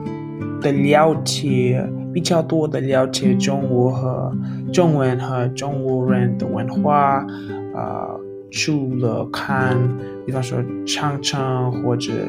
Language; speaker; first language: Chinese; non-native, learner; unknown